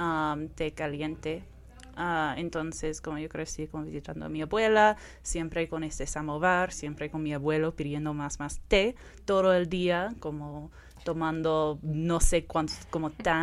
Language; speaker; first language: Spanish; non-native, fluent; English